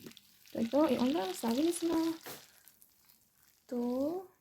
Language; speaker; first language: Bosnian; non-native, learner; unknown